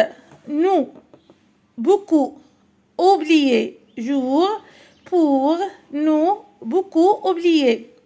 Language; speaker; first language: French; non-native, local second language; Arabic